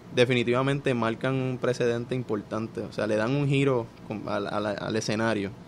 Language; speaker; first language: Spanish; native; Spanish